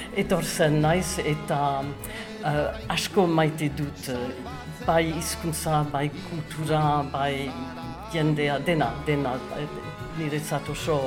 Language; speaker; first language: Basque; non-native, learner; English